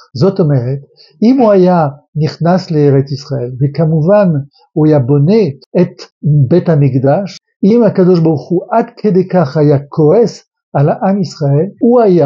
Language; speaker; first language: Hebrew; non-native, fluent; French